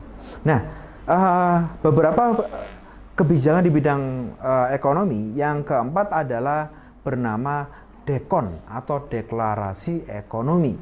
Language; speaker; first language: Indonesian; native; Indonesian